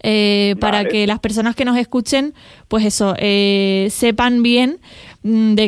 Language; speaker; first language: Spanish; native; Spanish